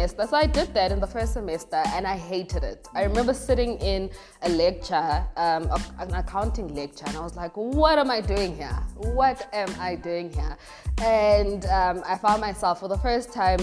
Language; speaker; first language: English; non-native, local second language; Zulu